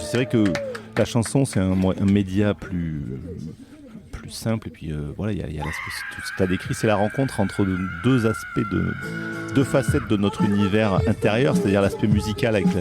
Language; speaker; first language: French; native; French